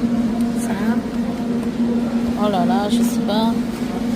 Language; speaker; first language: French; non-native, learner; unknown